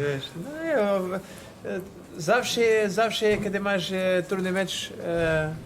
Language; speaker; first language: Polish; non-native, fluent; Portuguese